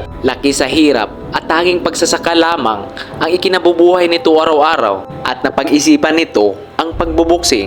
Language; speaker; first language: Filipino; native; Filipino